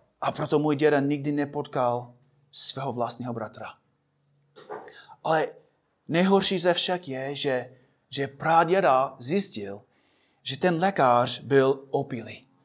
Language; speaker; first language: Czech; non-native, fluent; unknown